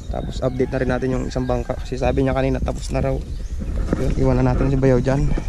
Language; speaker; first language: Filipino; non-native, local second language; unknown